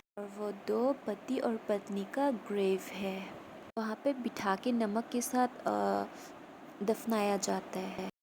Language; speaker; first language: Hindi; non-native, local second language; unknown